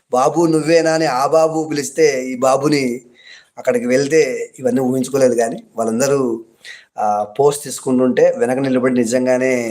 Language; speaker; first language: Telugu; native; Telugu